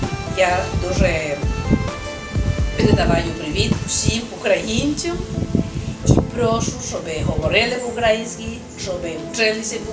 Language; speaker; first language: Ukrainian; early bilingual, heritage; Ukrainian